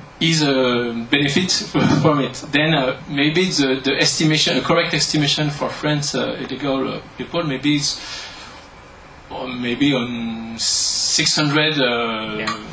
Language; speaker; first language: English; non-native, learner; French